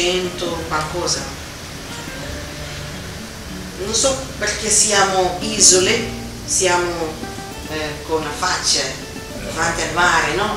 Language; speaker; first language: Italian; non-native, fluent; Kabuverdianu